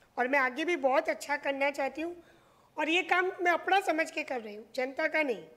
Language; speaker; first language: Hindi; non-native, local second language; Marathi